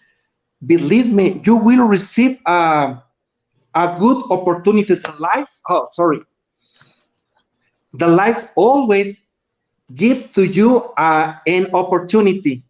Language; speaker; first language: English; non-native, learner; Spanish